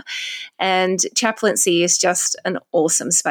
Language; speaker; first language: English; native; English